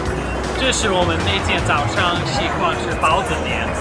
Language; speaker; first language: Chinese; non-native, learner; English